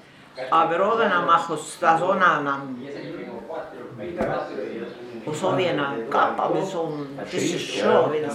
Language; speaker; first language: German; early bilingual, heritage; German